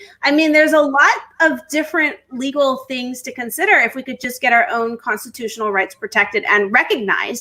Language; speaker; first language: English; native; English